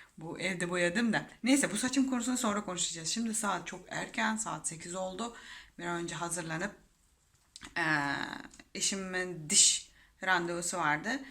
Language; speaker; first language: Turkish; non-native, fluent; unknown